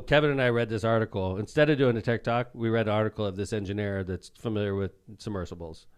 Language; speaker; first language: English; native; English